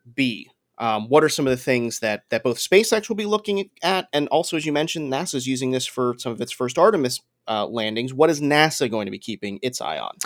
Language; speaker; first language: English; native; English